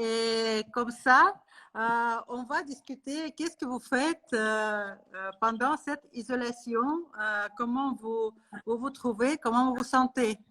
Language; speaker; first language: French; non-native, learner; Russian